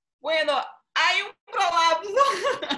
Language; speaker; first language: Spanish; non-native, learner; Portuguese